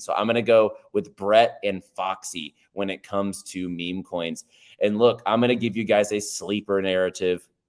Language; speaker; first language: English; native; English